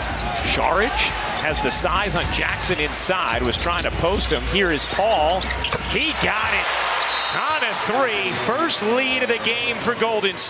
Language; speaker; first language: English; native; English